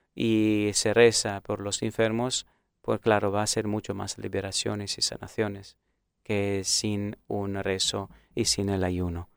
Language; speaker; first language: Spanish; non-native, fluent; Romanian